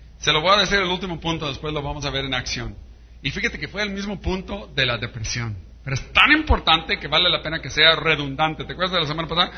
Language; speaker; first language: Spanish; early bilingual, heritage; Spanish